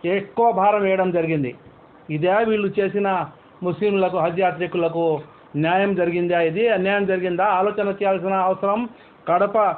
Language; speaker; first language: Telugu; non-native, local second language; Urdu